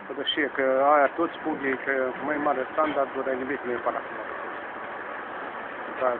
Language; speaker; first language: Romanian; early bilingual, heritage; Romanian